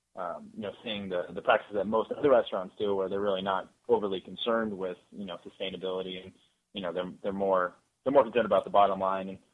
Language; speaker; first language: English; native; English